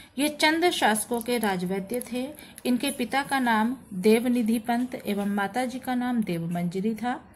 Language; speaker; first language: Hindi; native; Hindi